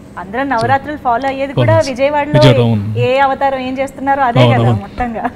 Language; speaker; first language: Telugu; native; Telugu